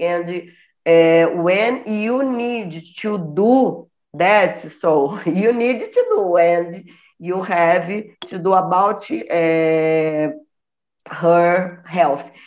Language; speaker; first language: English; non-native, learner; Portuguese